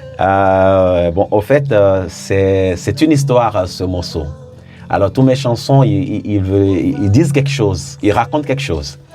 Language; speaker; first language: French; non-native, local second language; Ewe